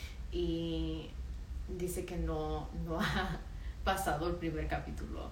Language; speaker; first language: Spanish; early bilingual, heritage; Spanish